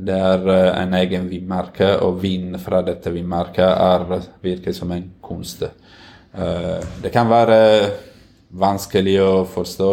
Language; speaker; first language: Norwegian; non-native, fluent; Italian